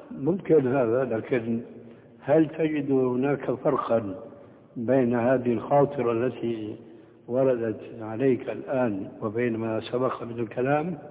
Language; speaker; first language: Arabic; early bilingual, other home language; Albanian